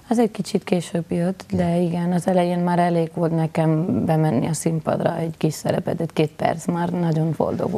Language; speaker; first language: Hungarian; non-native, learner; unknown